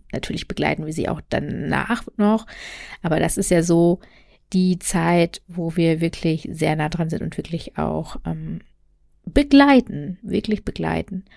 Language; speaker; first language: German; native; German